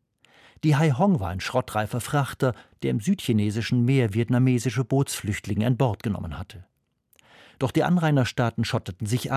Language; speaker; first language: German; native; German